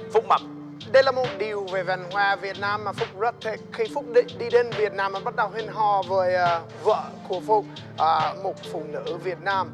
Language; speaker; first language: Vietnamese; non-native, learner; English